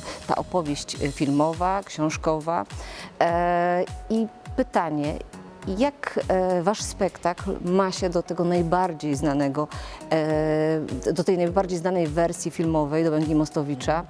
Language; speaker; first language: Polish; native; Polish